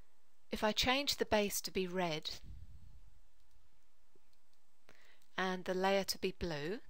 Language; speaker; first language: English; native; English